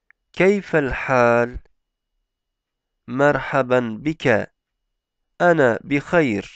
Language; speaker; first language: Arabic; non-native, fluent; Turkish